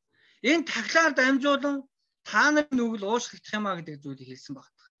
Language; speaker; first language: Mongolian; non-native, fluent; Korean